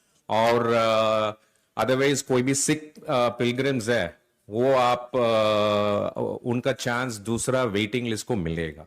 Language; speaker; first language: Hindi; non-native, local second language; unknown